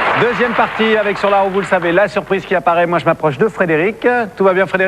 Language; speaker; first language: French; native; French